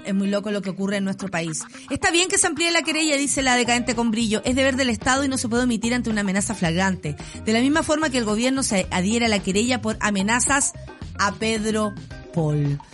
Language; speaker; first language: Spanish; native; Spanish